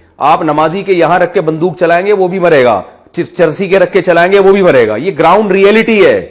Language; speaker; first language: Urdu; native; Urdu